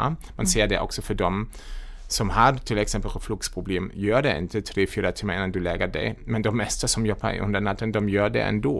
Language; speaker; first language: Swedish; non-native, fluent; German